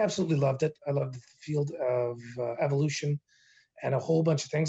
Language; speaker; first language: English; native; English